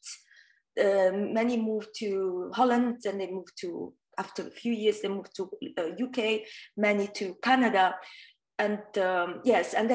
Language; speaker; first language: English; non-native, fluent; Italian